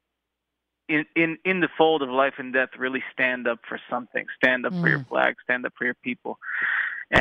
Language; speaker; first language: English; native; English